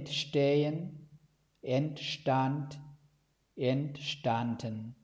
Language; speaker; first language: German; non-native, fluent; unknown